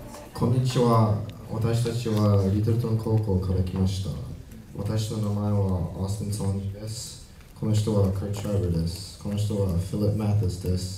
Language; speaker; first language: Japanese; non-native, learner; English